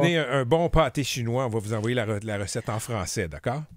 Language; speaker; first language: French; native; French